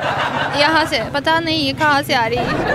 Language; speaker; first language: Hindi; non-native, learner; Azerbaijani